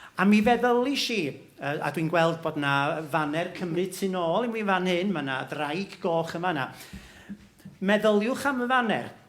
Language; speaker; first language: Welsh; native; Welsh